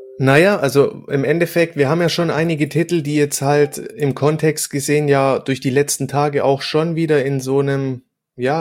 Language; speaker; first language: German; native; German